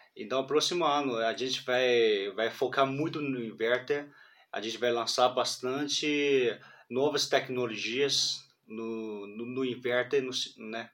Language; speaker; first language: Portuguese; non-native, fluent; Chinese